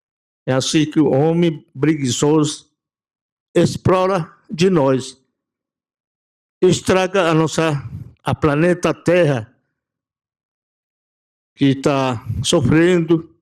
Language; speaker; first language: Portuguese; non-native, local second language; Yanomámi